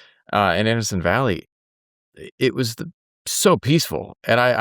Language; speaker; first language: English; native; English